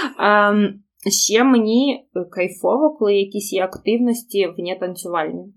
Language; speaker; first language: Ukrainian; non-native, local second language; Russian